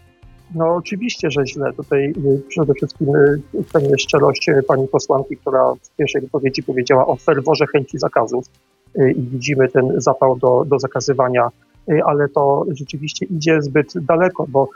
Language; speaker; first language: Polish; native; Polish